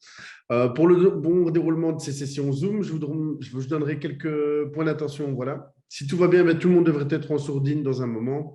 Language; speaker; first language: French; native; French